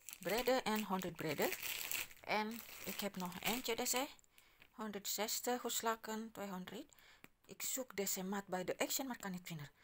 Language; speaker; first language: Dutch; non-native, learner; Indonesian